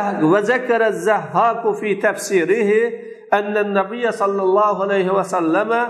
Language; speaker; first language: Arabic; non-native, fluent; Uzbek